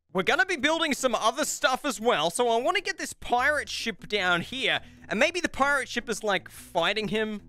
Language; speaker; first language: English; native; English